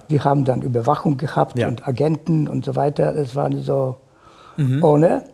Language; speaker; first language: German; non-native, fluent; Polish